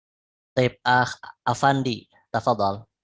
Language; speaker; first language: Arabic; non-native, fluent; Indonesian